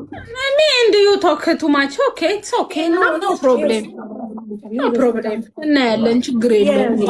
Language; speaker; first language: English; non-native, learner; Amharic